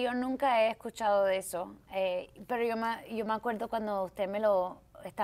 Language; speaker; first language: Spanish; early bilingual, heritage; Spanish